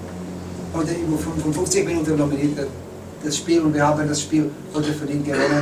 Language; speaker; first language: German; non-native, fluent; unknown